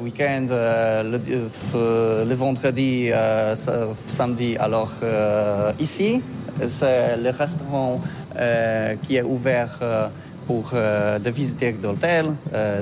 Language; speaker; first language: French; non-native, learner; Polish